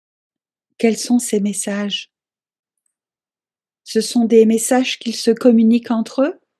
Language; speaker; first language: French; native; French